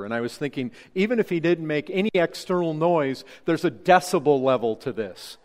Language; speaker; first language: English; native; English